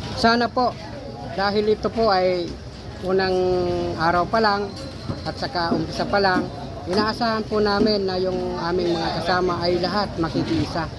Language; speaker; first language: Filipino; native; Filipino